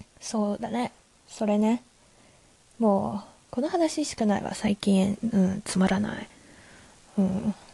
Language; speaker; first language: Japanese; non-native, learner; Chinese